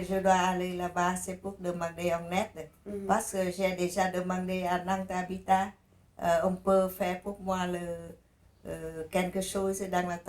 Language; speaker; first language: French; non-native, learner; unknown